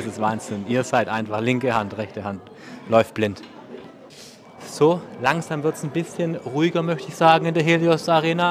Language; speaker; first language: German; native; German